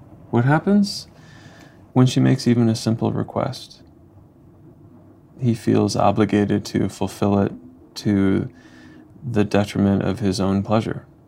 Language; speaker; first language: English; native; English